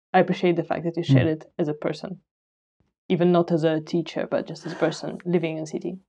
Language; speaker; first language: English; non-native, fluent; Russian